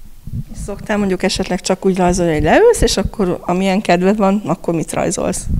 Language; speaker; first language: Hungarian; native; Hungarian